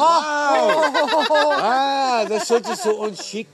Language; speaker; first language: German; non-native, fluent; Dutch